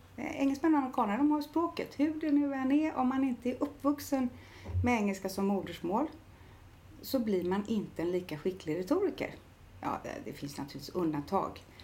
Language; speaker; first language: Swedish; native; Swedish